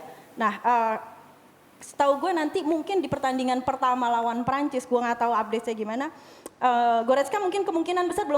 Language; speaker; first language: Indonesian; native; Indonesian